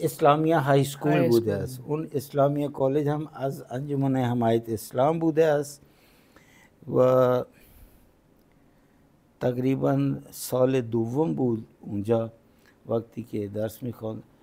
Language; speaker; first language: Persian; non-native, fluent; Punjabi